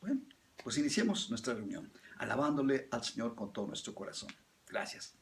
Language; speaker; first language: Spanish; native; Spanish